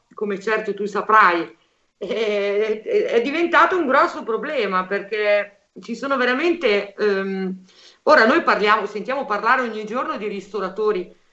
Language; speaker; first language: Italian; native; Italian